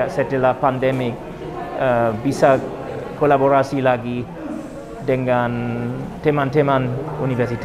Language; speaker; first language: Indonesian; non-native, fluent; German